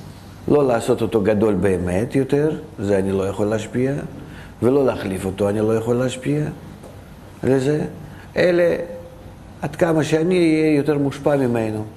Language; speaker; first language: Hebrew; non-native, fluent; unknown